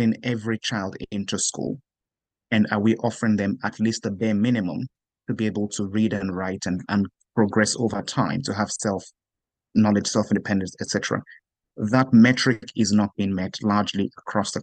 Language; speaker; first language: English; non-native, local second language; Yoruba